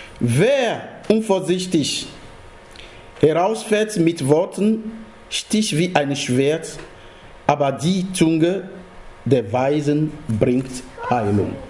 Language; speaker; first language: German; non-native, fluent; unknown